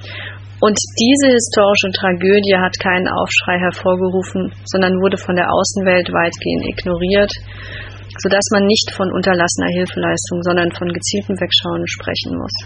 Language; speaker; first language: German; native; German